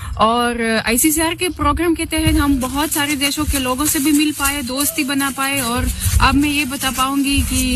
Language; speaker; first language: Hindi; non-native, fluent; Russian